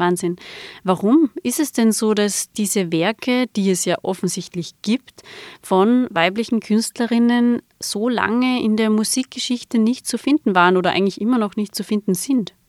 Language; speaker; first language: German; native; German